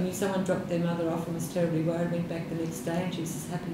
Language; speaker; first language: English; native; English